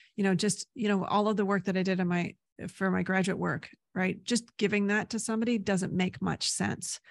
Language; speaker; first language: English; native; English